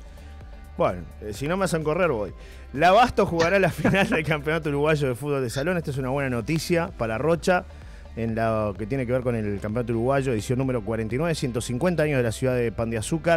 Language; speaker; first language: Spanish; native; Spanish